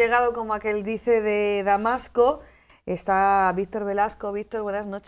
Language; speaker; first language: Spanish; native; Spanish